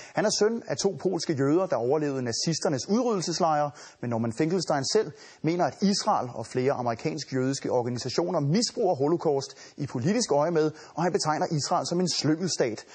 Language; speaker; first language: Danish; native; Danish